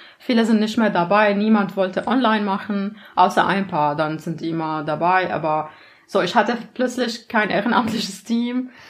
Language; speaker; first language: German; non-native, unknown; Arabic